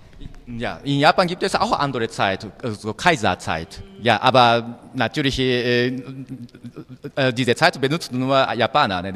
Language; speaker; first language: German; non-native, learner; Japanese